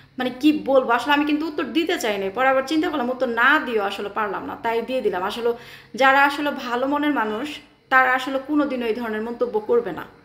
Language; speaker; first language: Bangla; native; Bangla